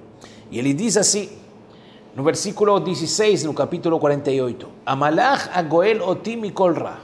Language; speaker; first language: Portuguese; non-native, fluent; Spanish